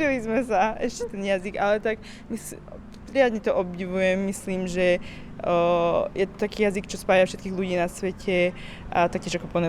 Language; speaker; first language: Slovak; early bilingual, other home language; Vietnamese